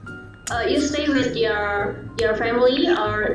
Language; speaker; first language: English; non-native, learner; Indonesian